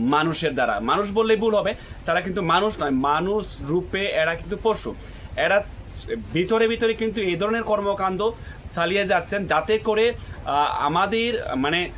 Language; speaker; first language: Bangla; non-native, local second language; Chakma